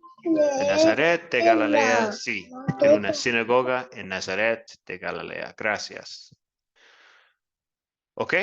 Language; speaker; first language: Spanish; non-native, fluent; English